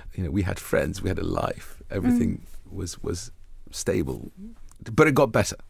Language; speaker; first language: English; early bilingual, other home language; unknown